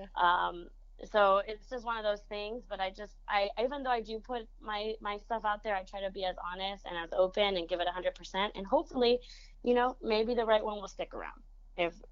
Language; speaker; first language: English; early bilingual, other home language; Spanish